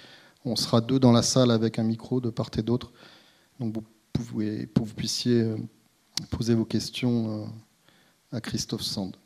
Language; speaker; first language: French; native; French